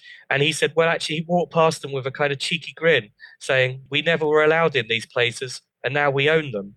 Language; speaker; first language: English; native; English